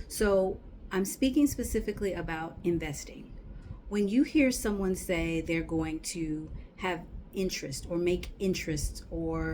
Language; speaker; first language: English; native; English